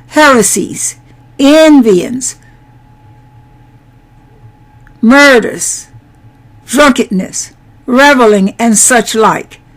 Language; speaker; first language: English; native; English